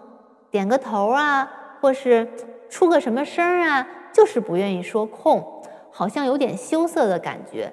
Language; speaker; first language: Chinese; native; Chinese